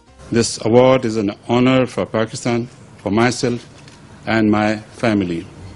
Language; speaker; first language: English; non-native, local second language; Urdu